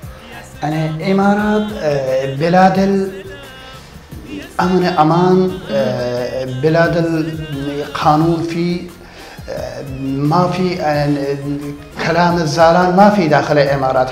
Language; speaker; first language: Arabic; non-native, learner; Persian